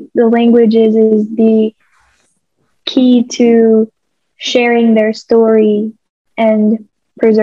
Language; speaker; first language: English; early bilingual, other home language; Bosnian